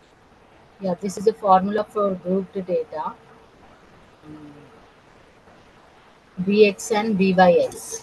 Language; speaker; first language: English; non-native, local second language; Telugu